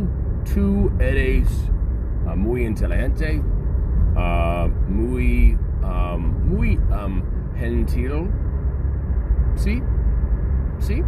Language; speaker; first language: Spanish; non-native, learner; English